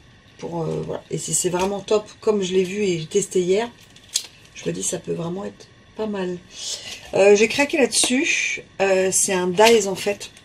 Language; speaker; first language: French; native; French